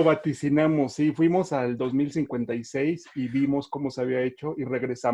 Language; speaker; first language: Spanish; native; Spanish